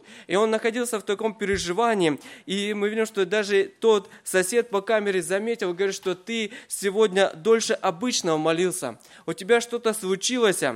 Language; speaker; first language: Russian; native; Russian